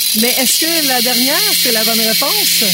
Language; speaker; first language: French; native; French